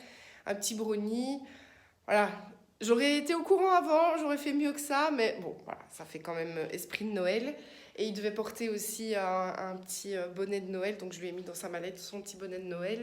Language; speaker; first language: French; native; French